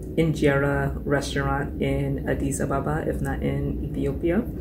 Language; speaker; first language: English; native; English